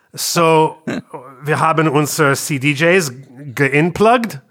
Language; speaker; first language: German; non-native, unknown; English